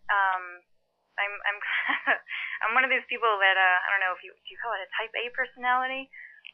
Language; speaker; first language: English; early bilingual, other home language; Chinese